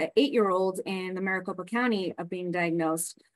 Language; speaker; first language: English; native; English